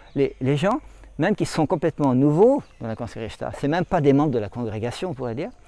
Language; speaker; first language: French; native; French